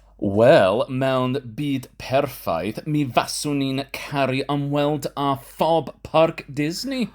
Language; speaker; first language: Welsh; non-native, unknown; English